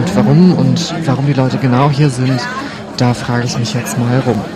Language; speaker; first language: German; native; German